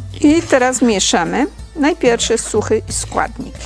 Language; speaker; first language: Polish; non-native, learner; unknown